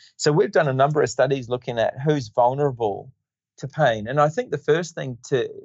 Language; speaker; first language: English; native; English